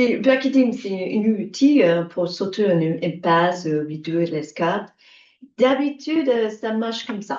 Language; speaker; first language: French; non-native, learner; English